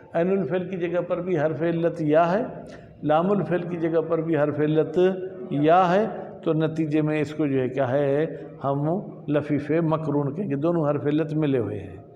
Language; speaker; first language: Urdu; non-native, local second language; Sindhi